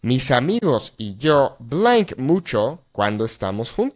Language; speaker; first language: Spanish; non-native, fluent; English